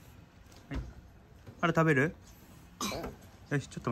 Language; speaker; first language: Japanese; native; Japanese